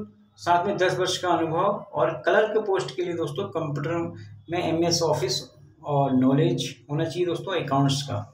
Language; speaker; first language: Hindi; native; Hindi